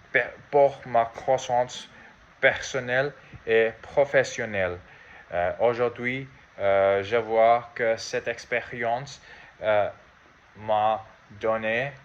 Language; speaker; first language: French; non-native, learner; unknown